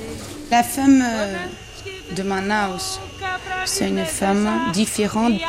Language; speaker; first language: French; non-native, learner; Portuguese